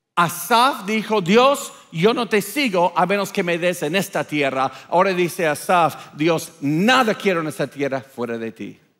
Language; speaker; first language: Spanish; non-native, fluent; English